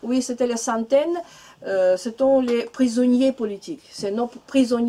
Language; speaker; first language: French; non-native, learner; Russian